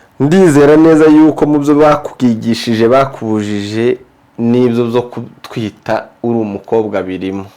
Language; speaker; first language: Kinyarwanda; native; Kinyarwanda